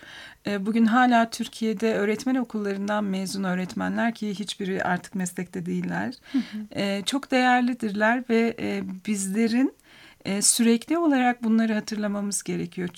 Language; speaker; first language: Turkish; native; Turkish